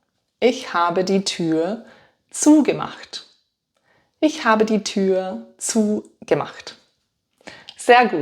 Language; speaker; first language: German; non-native, fluent; English